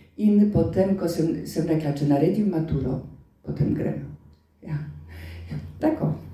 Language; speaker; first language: Slovenian; non-native, fluent; Polish